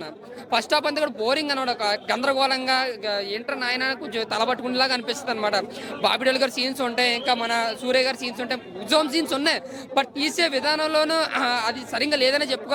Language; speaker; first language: Telugu; native; Telugu